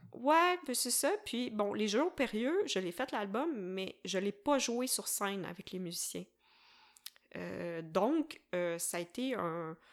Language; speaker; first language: French; native; French